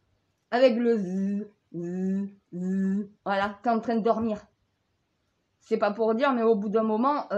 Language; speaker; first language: French; native; French